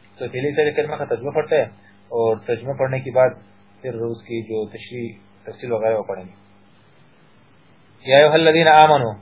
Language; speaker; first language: Urdu; non-native, local second language; Pashto